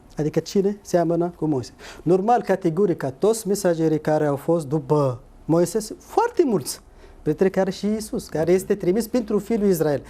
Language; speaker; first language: Romanian; non-native, fluent; Arabic